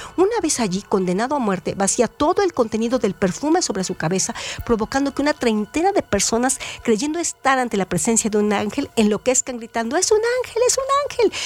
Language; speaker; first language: Spanish; native; Spanish